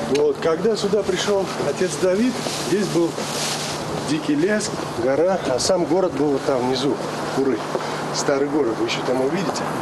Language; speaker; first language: Russian; non-native, local second language; Georgian